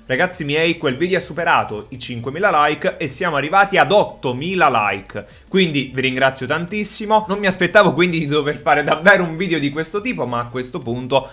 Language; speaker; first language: Italian; native; Italian